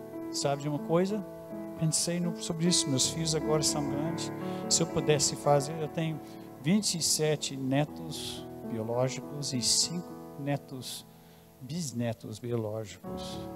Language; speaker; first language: Portuguese; non-native, fluent; English